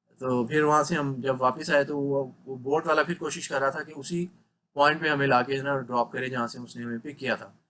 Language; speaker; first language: Urdu; non-native, local second language; Punjabi